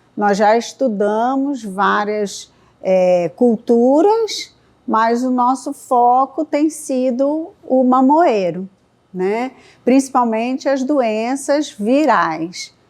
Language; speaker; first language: Portuguese; native; Portuguese